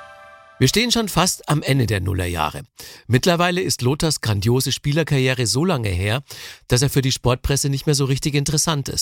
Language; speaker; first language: German; native; German